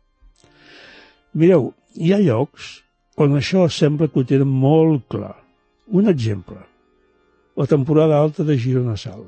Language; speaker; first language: Catalan; native; Catalan